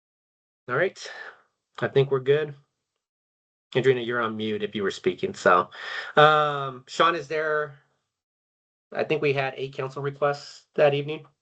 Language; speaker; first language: English; native; English